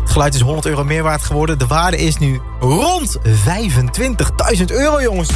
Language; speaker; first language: Dutch; native; Dutch